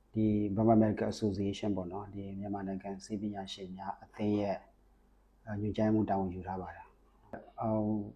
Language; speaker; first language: Burmese; non-native, local second language; S'gaw Karen